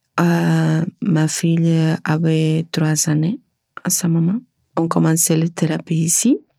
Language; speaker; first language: French; non-native, learner; Spanish